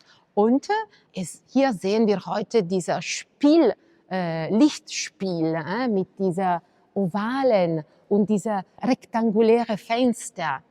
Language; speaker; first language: German; non-native, fluent; Italian